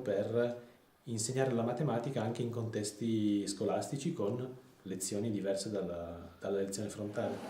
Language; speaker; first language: Italian; native; Italian